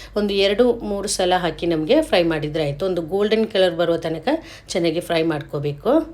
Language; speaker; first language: Kannada; non-native, local second language; Malayalam